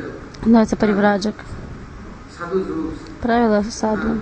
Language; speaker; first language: Russian; non-native, fluent; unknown